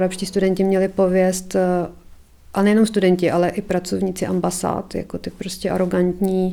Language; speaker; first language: Czech; early bilingual, other home language; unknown